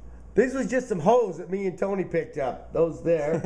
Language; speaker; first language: English; native; English